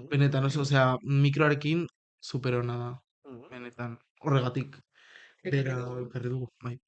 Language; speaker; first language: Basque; non-native, local second language; Spanish